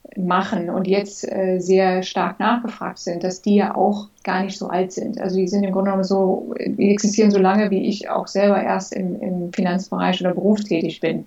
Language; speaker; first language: German; early bilingual, other home language; English